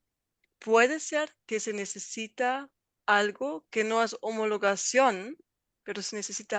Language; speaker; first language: Spanish; non-native, fluent; German